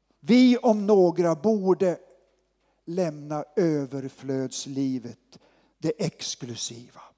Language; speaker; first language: Swedish; native; Swedish